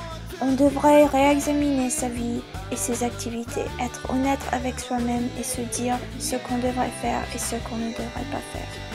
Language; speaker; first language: French; non-native, fluent; English